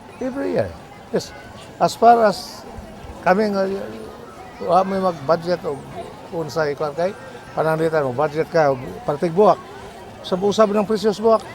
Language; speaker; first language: Cebuano; native; Cebuano